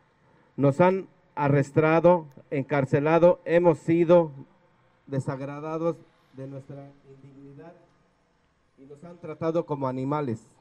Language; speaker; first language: Spanish; native; Spanish